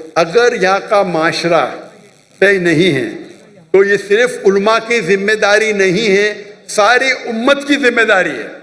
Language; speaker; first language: Urdu; non-native, local second language; Konkani